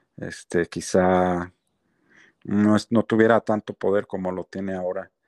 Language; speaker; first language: Spanish; native; Spanish